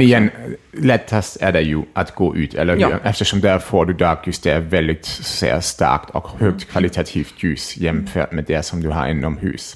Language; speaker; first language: Swedish; non-native, fluent; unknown